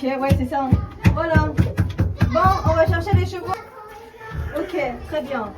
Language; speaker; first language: French; non-native, fluent; Tamil